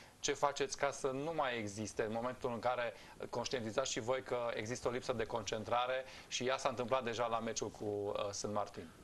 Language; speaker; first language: Romanian; native; Romanian